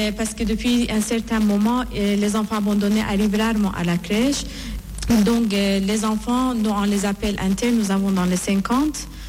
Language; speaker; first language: French; non-native, fluent; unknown